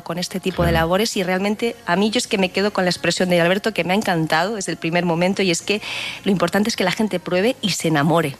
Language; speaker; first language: Spanish; native; Spanish